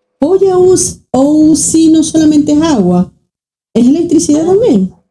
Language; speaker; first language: Spanish; native; Spanish